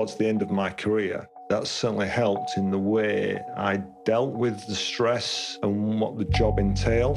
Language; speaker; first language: English; native; English